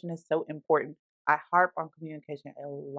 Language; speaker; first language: English; native; English